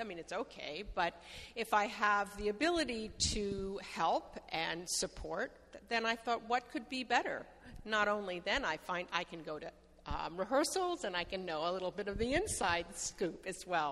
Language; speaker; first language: English; native; English